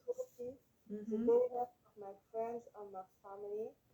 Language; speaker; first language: English; non-native, learner; French